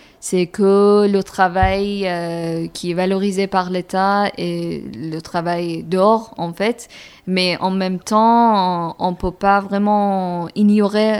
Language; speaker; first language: French; non-native, fluent; Persian